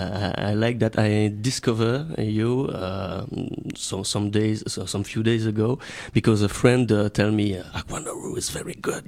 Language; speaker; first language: English; non-native, learner; French